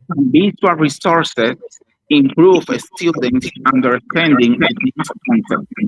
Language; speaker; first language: English; non-native, learner; Spanish